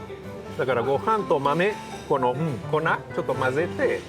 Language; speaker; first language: Japanese; non-native, fluent; Portuguese